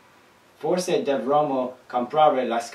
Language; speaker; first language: Italian; non-native, learner; English